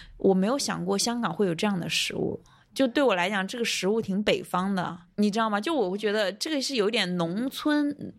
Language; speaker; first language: Chinese; native; Chinese